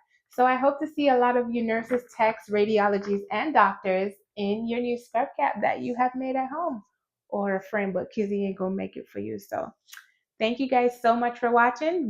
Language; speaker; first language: English; native; English